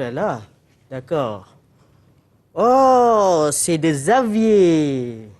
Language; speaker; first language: French; non-native, fluent; Malay